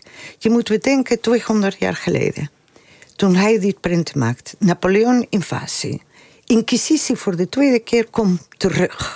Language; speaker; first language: Dutch; non-native, fluent; Spanish